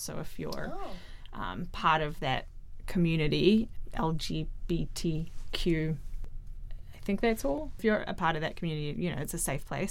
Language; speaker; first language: English; native; English